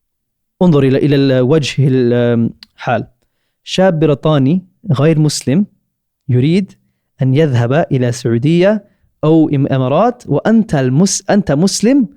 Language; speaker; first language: Arabic; non-native, fluent; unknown